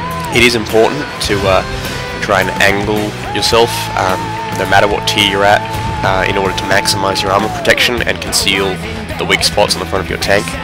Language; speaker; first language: English; native; English